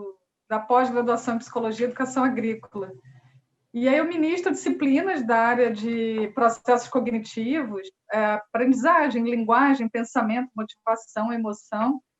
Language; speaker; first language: Portuguese; native; Portuguese